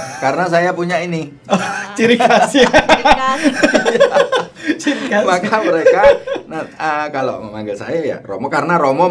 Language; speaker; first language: Indonesian; native; Indonesian